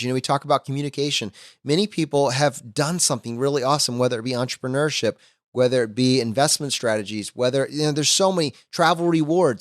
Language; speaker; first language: English; native; English